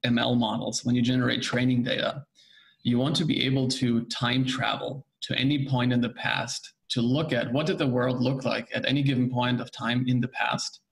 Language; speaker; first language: English; non-native, fluent; German